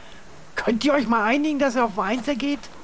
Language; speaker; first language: German; native; German